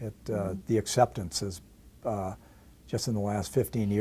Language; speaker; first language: English; native; English